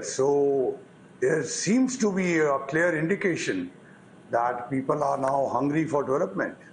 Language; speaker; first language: English; non-native, local second language; Punjabi